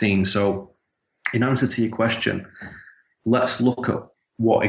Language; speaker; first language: English; native; English